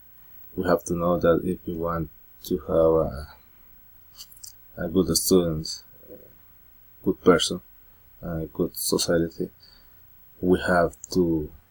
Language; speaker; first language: English; non-native, learner; Spanish